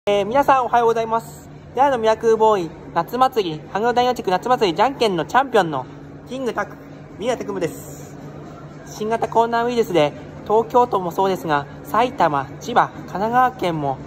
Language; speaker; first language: Japanese; native; Japanese